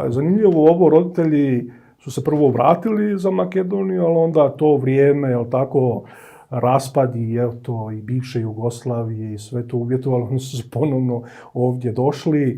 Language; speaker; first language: Bosnian; native; Bosnian